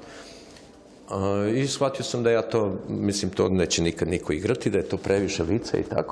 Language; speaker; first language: Serbian; native; Serbian